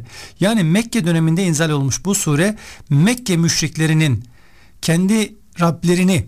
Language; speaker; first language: Turkish; native; Turkish